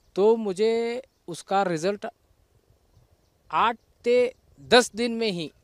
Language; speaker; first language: Hindi; non-native, local second language; Marathi